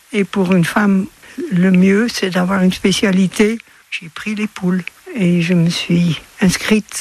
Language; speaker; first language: French; non-native, fluent; Dutch